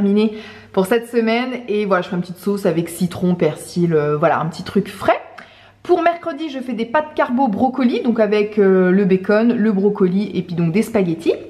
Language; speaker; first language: French; native; French